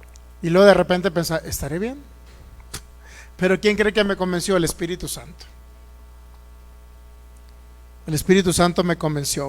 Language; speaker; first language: Spanish; native; Spanish